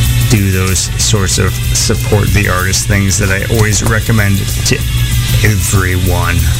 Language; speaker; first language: English; native; English